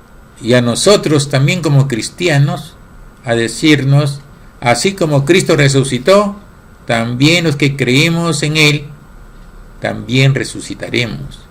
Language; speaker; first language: Spanish; native; Spanish